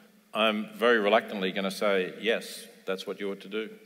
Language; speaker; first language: English; native; English